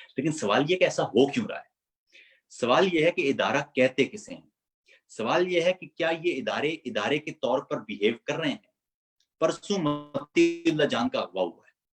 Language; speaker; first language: Urdu; non-native, local second language; Punjabi